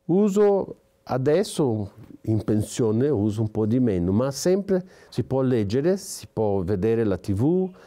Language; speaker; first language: Italian; non-native, fluent; Portuguese